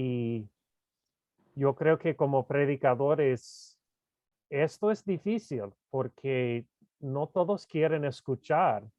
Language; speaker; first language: Spanish; non-native, fluent; English